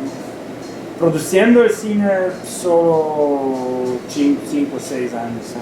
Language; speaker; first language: Spanish; non-native, learner; Romanian